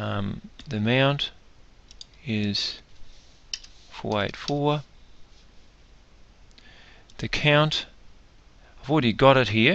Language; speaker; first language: English; native; English